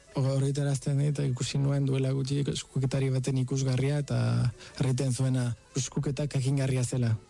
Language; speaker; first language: Basque; non-native, fluent; Spanish